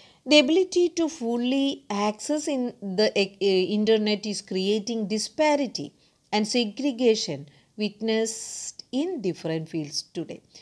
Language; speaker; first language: English; non-native, local second language; Malayalam